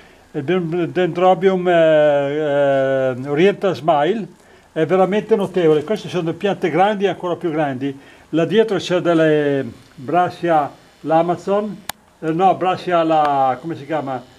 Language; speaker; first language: Italian; native; Italian